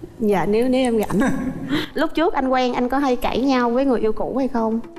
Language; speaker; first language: Vietnamese; native; Vietnamese